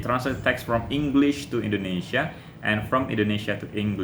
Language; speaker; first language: English; non-native, fluent; Indonesian